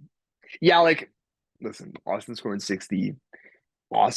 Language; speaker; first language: English; native; English